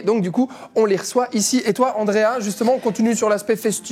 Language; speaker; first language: French; native; French